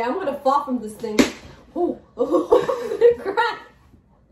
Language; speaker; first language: English; native; English